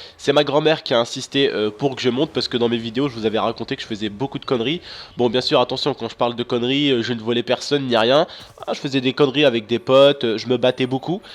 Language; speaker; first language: French; early bilingual, other home language; Arabic